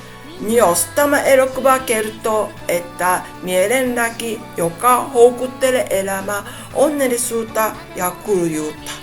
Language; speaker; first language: Finnish; non-native, learner; Japanese